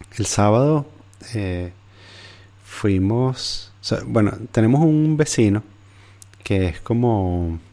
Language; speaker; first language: Spanish; native; Spanish